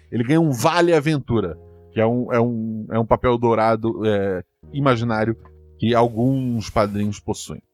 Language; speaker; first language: Portuguese; native; Portuguese